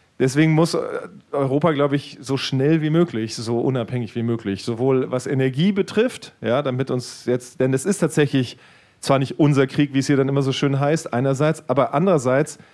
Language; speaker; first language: German; native; German